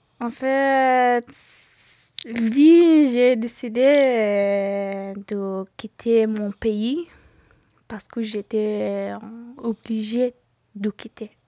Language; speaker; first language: French; non-native, learner; Persian